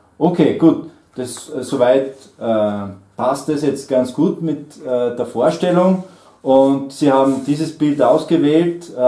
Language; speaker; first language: German; native; German